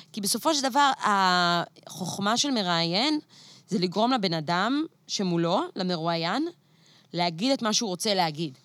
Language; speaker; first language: Hebrew; native; Hebrew